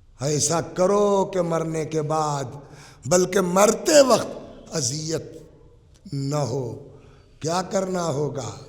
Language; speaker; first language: Urdu; native; Urdu